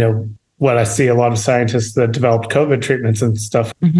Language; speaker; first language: English; native; English